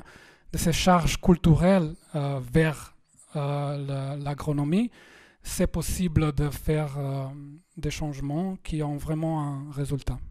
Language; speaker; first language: French; non-native, fluent; Slovenian